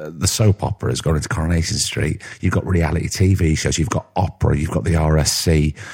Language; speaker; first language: English; native; English